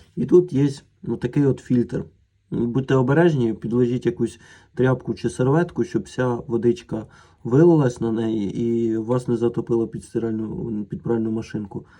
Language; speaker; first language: Ukrainian; non-native, local second language; Russian